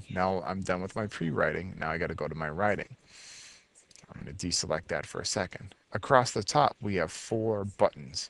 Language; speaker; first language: English; native; English